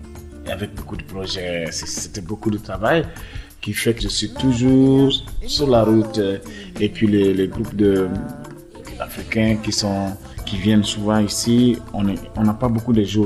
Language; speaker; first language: French; non-native, local second language; Bambara